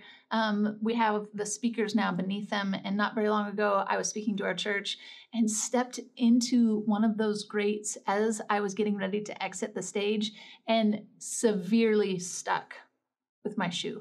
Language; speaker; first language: English; native; English